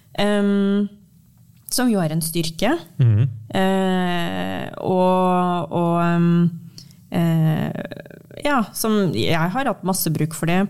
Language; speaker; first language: Norwegian; early bilingual, heritage; Norwegian